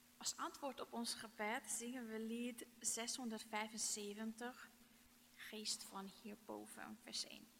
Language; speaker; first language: Dutch; non-native, fluent; Hungarian